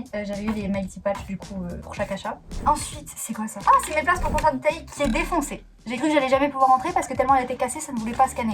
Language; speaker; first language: French; native; French